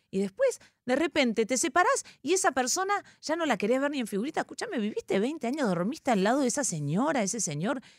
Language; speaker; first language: Spanish; native; Spanish